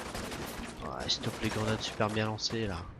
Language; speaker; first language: French; native; French